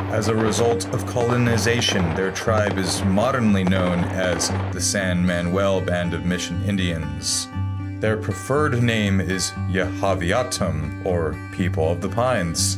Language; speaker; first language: English; native; English